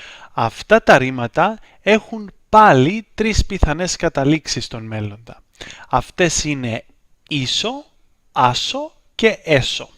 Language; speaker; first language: Greek; native; Greek